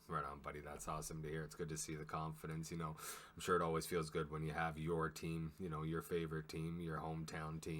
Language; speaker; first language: English; native; English